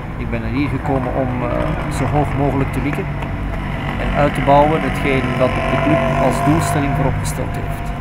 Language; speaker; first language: Dutch; native; Dutch